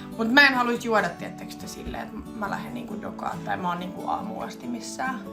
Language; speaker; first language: Finnish; native; Finnish